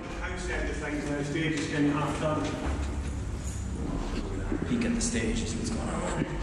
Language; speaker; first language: English; native; English